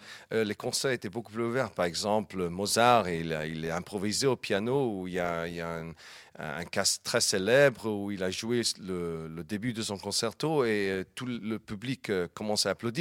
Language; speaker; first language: French; non-native, fluent; English